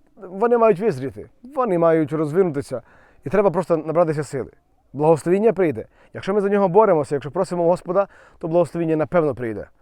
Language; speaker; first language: Ukrainian; native; Ukrainian